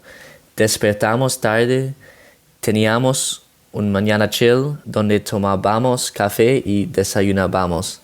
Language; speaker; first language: Spanish; non-native, learner; Dutch